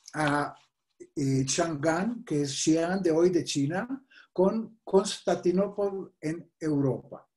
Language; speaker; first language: Spanish; non-native, fluent; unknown